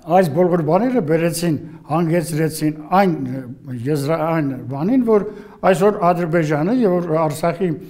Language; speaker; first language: Armenian; native; Armenian